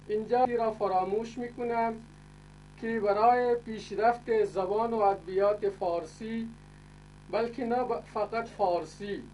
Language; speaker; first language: Persian; non-native, fluent; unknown